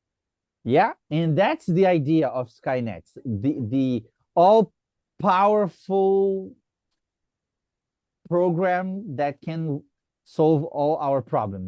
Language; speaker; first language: English; non-native, fluent; Portuguese